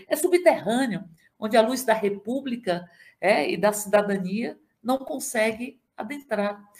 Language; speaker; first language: Portuguese; native; Portuguese